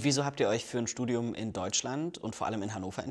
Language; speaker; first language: German; native; German